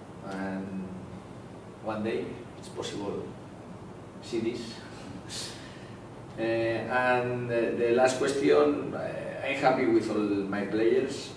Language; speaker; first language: English; non-native, learner; Spanish